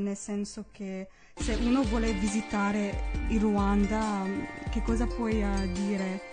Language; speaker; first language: Italian; non-native, fluent; English